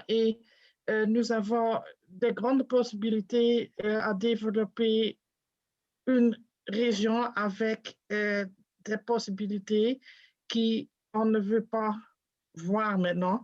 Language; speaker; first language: French; non-native, fluent; Dutch